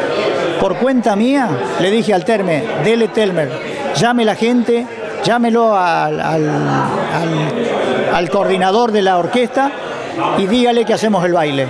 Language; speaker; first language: Spanish; native; Spanish